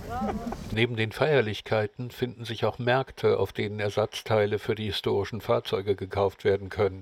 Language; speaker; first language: German; native; German